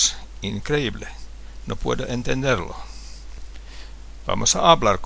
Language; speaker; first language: Spanish; non-native, fluent; Finnish